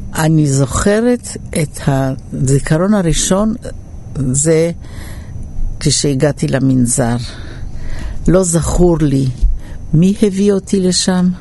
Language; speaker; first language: Hebrew; early bilingual, other home language; Polish